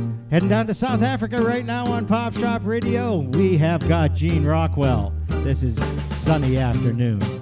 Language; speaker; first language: English; native; English